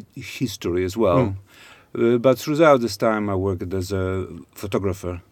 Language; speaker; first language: English; non-native, fluent; Polish